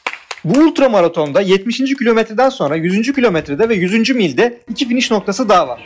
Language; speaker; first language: Turkish; native; Turkish